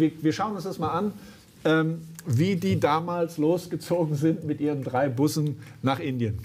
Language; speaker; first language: German; native; German